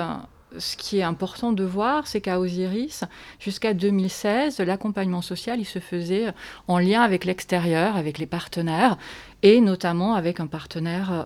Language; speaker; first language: French; native; French